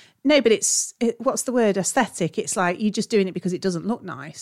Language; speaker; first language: English; native; English